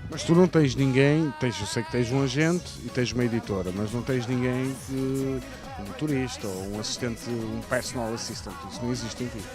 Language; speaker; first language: Portuguese; native; Portuguese